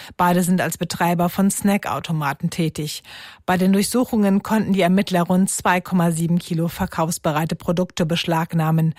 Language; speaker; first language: German; native; German